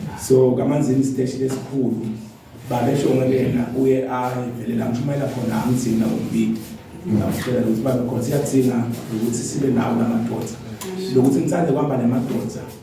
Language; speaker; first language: Zulu; non-native, local second language; Swati